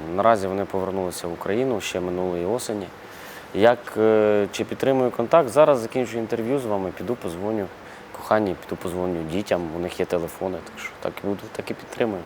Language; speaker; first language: Ukrainian; non-native, local second language; Russian